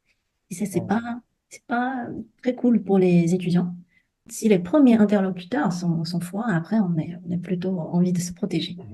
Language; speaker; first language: French; non-native, fluent; Chinese